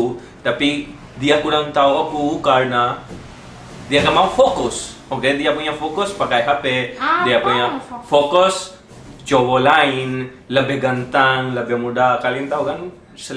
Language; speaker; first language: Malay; non-native, learner; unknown